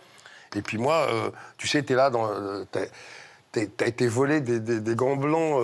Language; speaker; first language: French; native; French